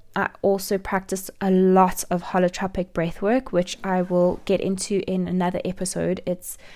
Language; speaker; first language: English; native; English